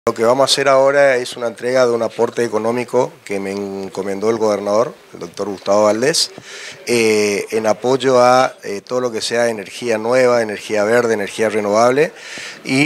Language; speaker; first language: Spanish; native; Spanish